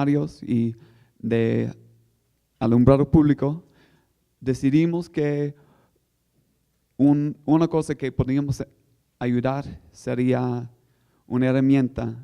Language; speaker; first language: Spanish; non-native, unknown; English